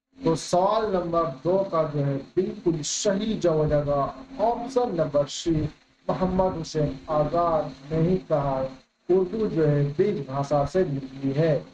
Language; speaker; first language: Hindi; native; Hindi